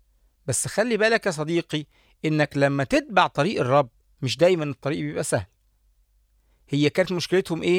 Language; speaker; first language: Arabic; native; Arabic